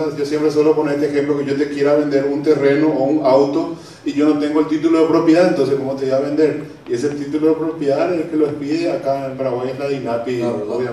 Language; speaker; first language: Spanish; native; Spanish